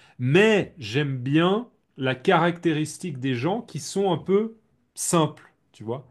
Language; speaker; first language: French; native; French